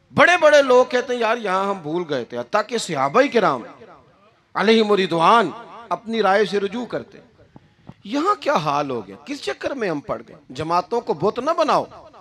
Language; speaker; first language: Urdu; non-native, local second language; Punjabi